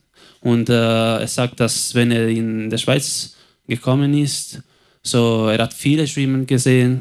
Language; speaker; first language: German; non-native, local second language; Italian